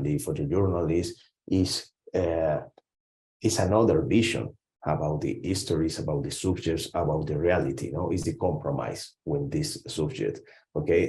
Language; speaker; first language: English; non-native, learner; Spanish